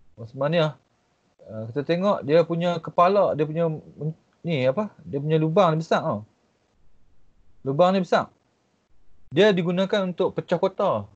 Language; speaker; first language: Malay; native; Malay